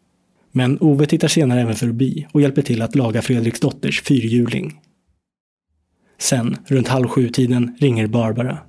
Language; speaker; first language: Swedish; native; Swedish